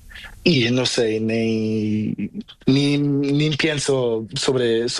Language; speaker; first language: Spanish; non-native, learner; Portuguese